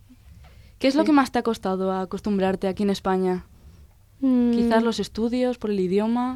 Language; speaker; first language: Spanish; native; Spanish